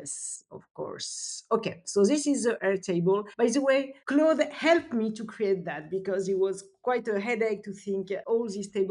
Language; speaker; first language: English; non-native, fluent; French